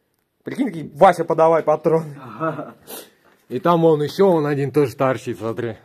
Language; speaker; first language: Russian; native; Russian